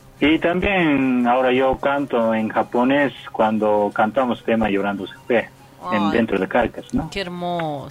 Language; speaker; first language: Spanish; non-native, learner; Japanese